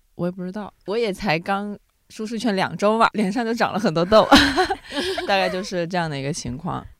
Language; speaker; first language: Chinese; non-native, local second language; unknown